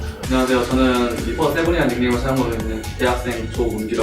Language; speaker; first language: Korean; native; Korean